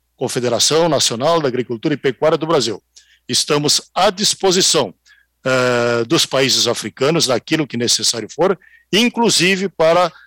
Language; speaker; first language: Portuguese; native; Portuguese